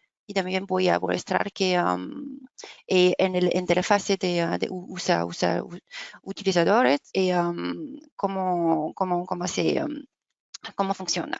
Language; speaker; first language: Spanish; non-native, fluent; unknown